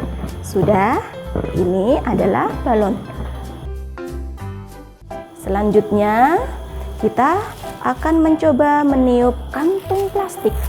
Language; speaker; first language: Indonesian; native; Indonesian